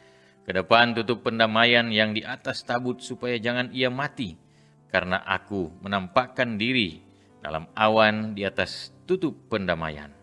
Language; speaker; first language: Indonesian; native; Indonesian